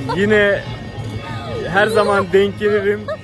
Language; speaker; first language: Turkish; native; Turkish